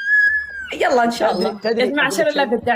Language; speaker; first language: Arabic; native; Arabic